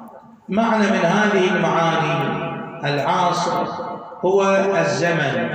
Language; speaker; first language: Arabic; native; Arabic